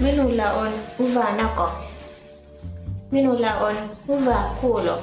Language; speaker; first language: Finnish; non-native, learner; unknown